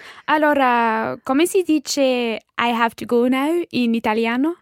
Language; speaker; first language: Italian; non-native, learner; English